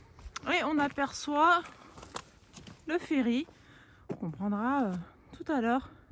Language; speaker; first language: French; native; French